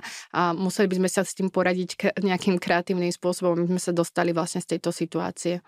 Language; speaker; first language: Slovak; native; Slovak